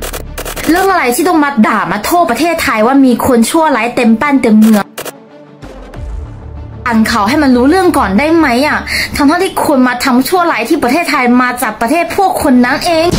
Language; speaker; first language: Thai; non-native, fluent; Chinese